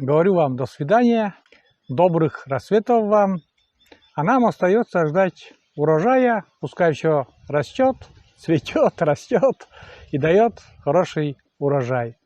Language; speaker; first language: Russian; native; Russian